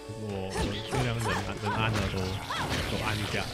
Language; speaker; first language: Chinese; native; Chinese